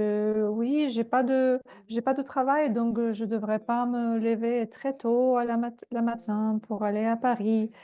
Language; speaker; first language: French; non-native, fluent; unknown